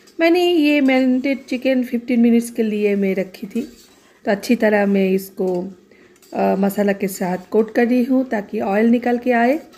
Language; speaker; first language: Hindi; non-native, local second language; Bangla